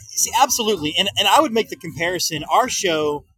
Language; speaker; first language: English; native; English